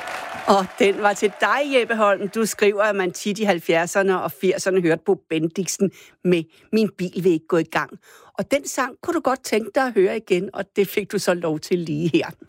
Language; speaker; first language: Danish; native; Danish